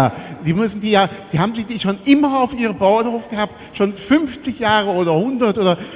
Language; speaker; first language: German; native; German